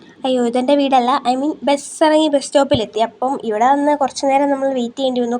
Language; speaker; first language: Malayalam; native; Malayalam